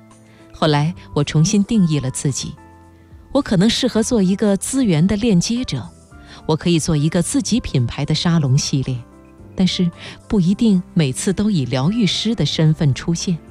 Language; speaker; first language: Chinese; native; Chinese